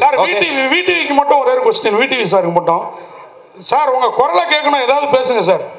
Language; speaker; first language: Tamil; native; Tamil